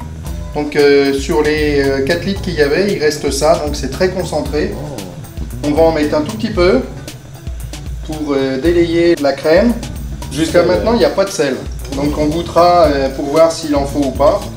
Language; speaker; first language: French; native; French